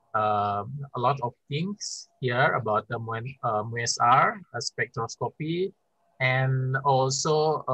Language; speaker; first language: English; non-native, fluent; Indonesian